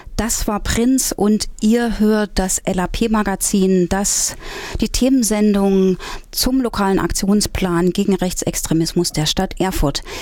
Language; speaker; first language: German; native; German